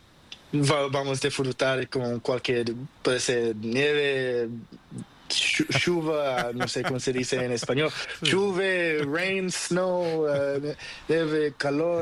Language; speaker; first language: Spanish; non-native, learner; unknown